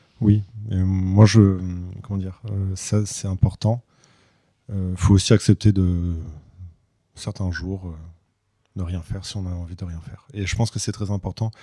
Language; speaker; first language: French; native; French